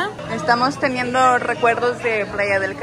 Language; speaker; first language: Spanish; native; Spanish